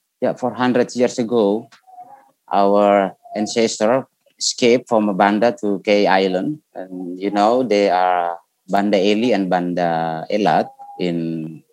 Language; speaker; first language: English; non-native, learner; Indonesian